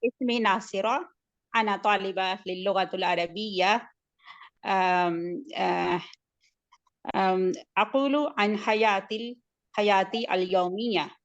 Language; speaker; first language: Arabic; non-native, learner; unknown